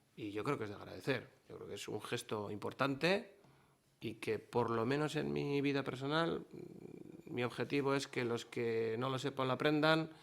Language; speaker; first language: Spanish; non-native, local second language; Basque